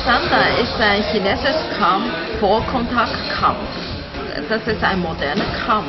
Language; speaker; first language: German; non-native, fluent; Chinese